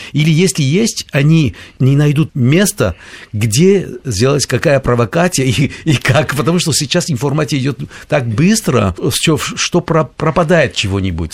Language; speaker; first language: Russian; non-native, fluent; Armenian